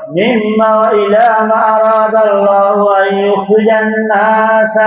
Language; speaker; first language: Arabic; non-native, learner; Bangla